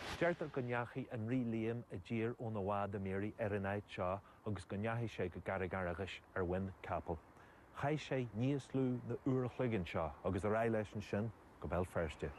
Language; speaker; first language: Irish; native; Irish